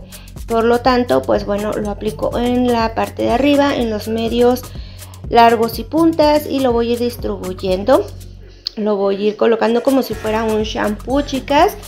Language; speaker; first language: Spanish; native; Spanish